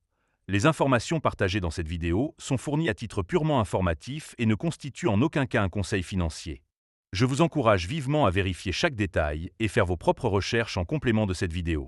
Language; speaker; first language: French; native; French